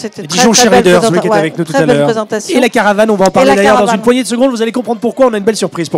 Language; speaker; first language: French; native; French